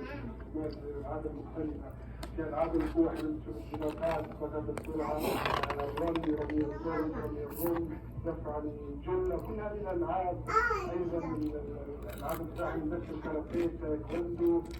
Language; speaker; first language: Arabic; native; Arabic